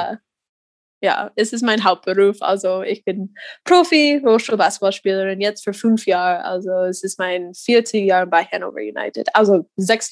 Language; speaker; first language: German; non-native, fluent; English